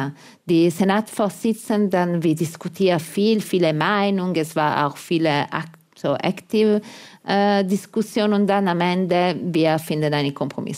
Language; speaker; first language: German; non-native, fluent; Italian